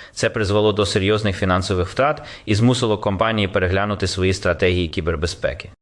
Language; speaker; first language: Ukrainian; native; Ukrainian